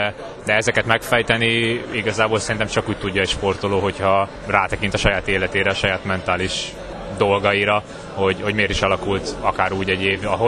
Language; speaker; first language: Hungarian; native; Hungarian